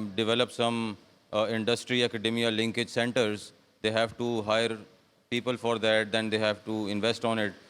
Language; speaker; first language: English; non-native, local second language; Urdu